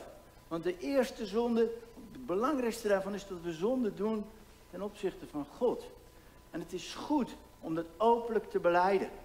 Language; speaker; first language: Dutch; native; Dutch